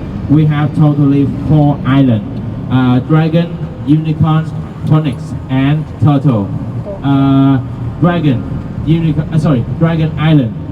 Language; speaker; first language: English; non-native, learner; Vietnamese